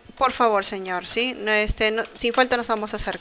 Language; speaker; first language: Spanish; native; Spanish